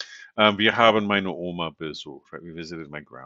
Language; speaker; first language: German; non-native, fluent; English